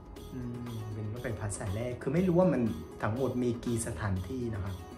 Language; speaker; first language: Thai; non-native, fluent; Vietnamese